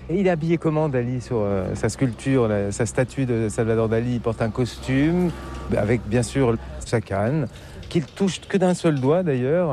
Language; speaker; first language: French; native; French